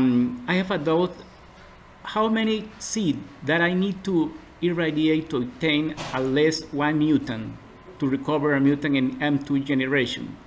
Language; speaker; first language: English; non-native, learner; Spanish